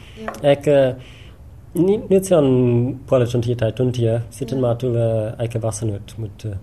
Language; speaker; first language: Finnish; non-native, learner; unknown